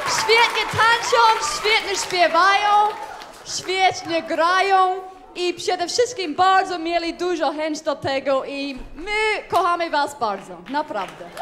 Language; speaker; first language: Polish; non-native, learner; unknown